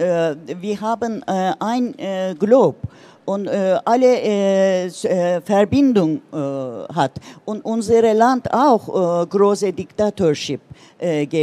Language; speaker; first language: German; non-native, learner; Turkish